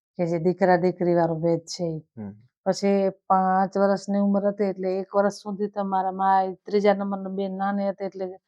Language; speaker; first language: Gujarati; native; Gujarati